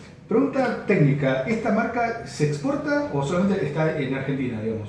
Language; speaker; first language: Spanish; native; Spanish